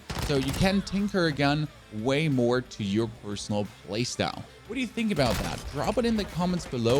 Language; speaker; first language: English; non-native, fluent; German